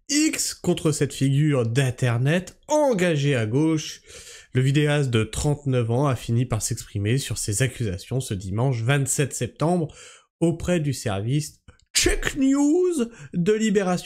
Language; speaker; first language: French; native; French